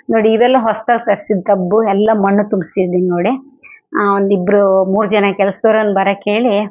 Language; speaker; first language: Kannada; non-native, local second language; Telugu